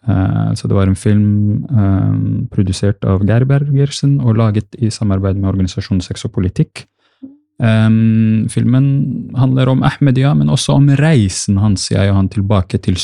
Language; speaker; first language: Norwegian; early bilingual, other home language; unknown